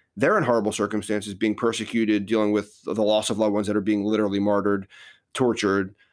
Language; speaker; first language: English; native; English